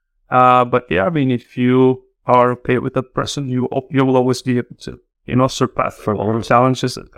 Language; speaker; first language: English; non-native, fluent; Spanish